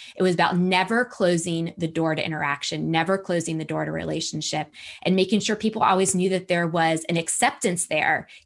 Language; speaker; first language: English; native; English